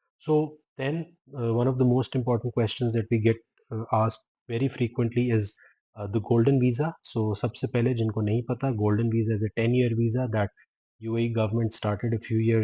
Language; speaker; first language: English; non-native, local second language; Urdu